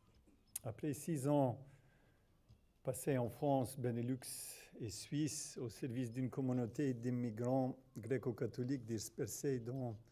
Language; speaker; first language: French; non-native, fluent; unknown